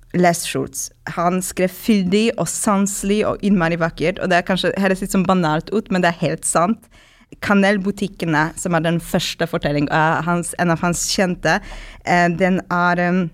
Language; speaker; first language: Norwegian; non-native, fluent; Polish